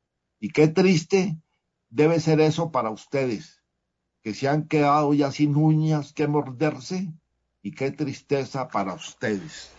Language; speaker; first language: Spanish; native; Spanish